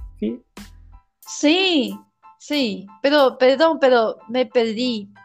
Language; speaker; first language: Spanish; non-native, learner; Chinese